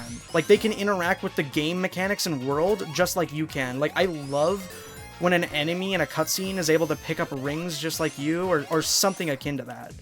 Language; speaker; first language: English; native; English